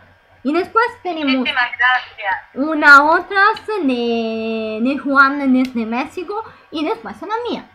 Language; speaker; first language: Spanish; non-native, fluent; Italian